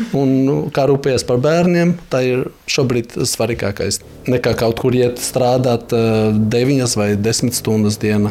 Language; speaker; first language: Latvian; non-native, fluent; Albanian